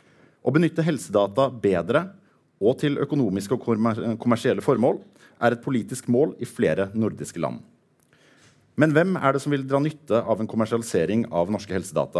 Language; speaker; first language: Norwegian; native; Norwegian